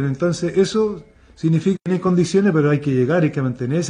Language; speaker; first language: Spanish; native; Spanish